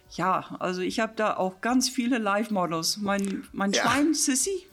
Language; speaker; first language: German; non-native, fluent; Afrikaans